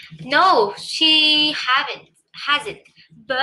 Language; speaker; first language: English; non-native, learner; Vietnamese